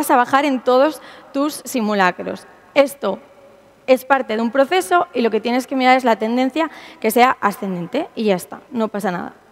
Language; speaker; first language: Spanish; native; Spanish